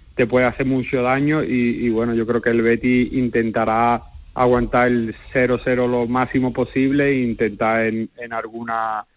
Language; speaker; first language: Spanish; native; Spanish